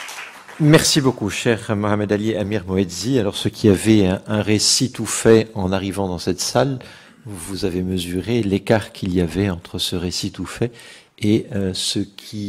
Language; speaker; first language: French; native; French